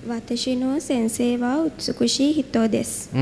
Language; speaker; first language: Japanese; non-native, learner; Sinhala